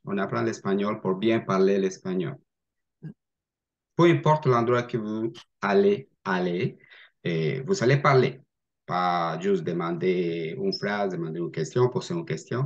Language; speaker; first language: French; non-native, fluent; Spanish